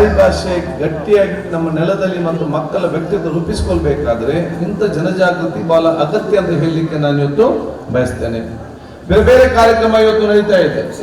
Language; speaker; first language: Kannada; non-native, local second language; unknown